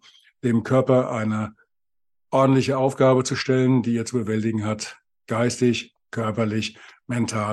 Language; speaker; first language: German; native; German